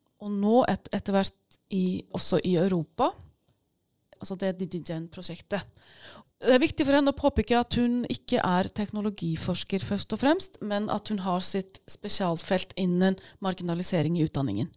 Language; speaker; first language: Norwegian; native; Norwegian